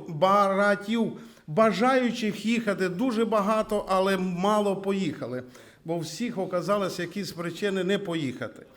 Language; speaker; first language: Ukrainian; native; Ukrainian